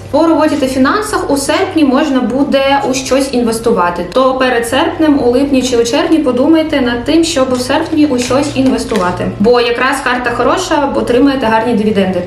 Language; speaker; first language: Ukrainian; non-native, local second language; Russian